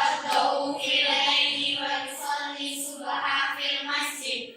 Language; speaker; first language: Arabic; non-native, learner; Indonesian